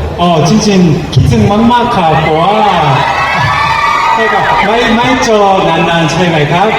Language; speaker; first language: Thai; non-native, learner; Korean